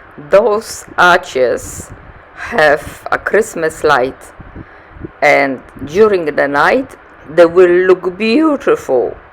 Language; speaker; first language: English; non-native, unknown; Polish